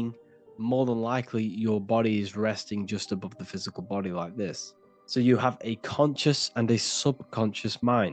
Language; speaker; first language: English; native; English